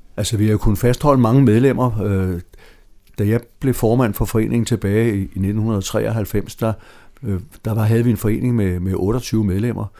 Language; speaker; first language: Danish; native; Danish